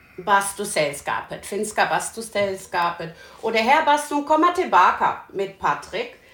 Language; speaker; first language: Swedish; non-native, learner; German